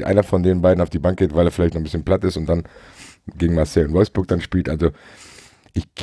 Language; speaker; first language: German; native; German